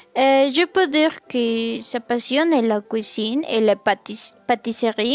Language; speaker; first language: French; non-native, learner; Spanish